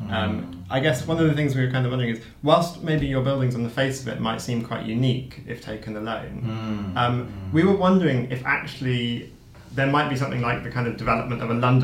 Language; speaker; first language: English; native; English